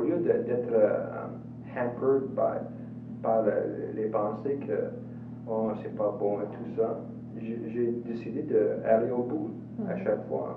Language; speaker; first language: French; non-native, local second language; English